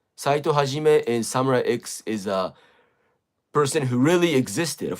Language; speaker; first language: English; non-native, fluent; Japanese